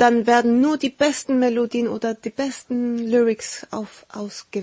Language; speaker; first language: German; early bilingual, heritage; Korean